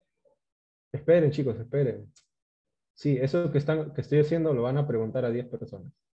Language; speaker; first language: Spanish; native; Spanish